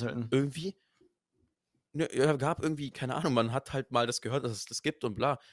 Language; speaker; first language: German; native; German